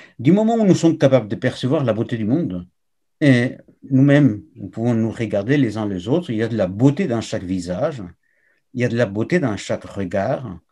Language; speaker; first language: French; non-native, fluent; Spanish